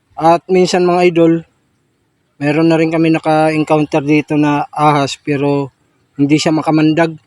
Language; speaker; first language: Filipino; non-native, local second language; Cebuano